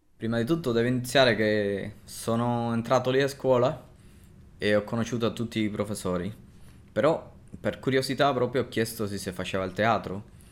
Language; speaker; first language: Italian; non-native, learner; Spanish